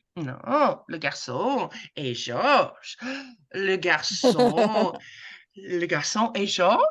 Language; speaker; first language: French; non-native, fluent; English